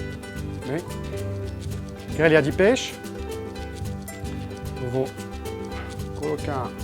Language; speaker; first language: Portuguese; non-native, fluent; French